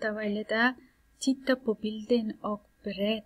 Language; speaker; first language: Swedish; non-native, fluent; Pashto